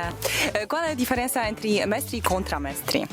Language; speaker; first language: Portuguese; non-native, learner; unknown